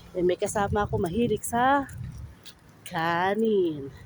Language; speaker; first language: Filipino; native; Filipino